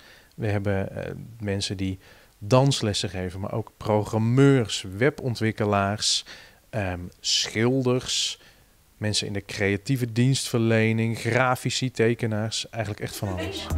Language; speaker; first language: Dutch; native; Dutch